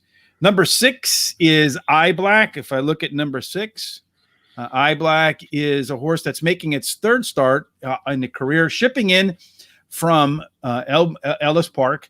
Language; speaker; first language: English; native; English